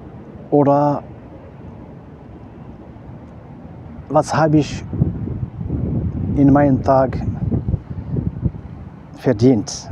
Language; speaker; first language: German; non-native, fluent; Arabic